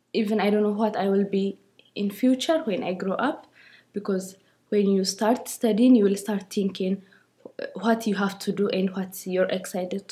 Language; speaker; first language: English; non-native, learner; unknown